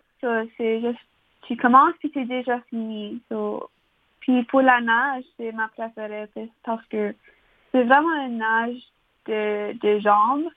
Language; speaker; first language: French; non-native, local second language; English